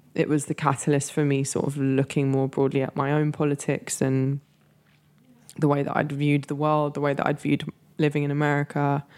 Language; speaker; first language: English; native; English